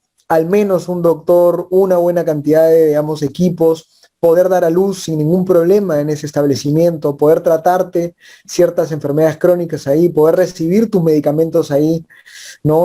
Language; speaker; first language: Spanish; native; Spanish